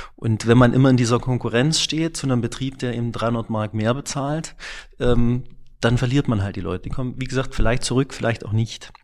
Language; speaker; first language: German; native; German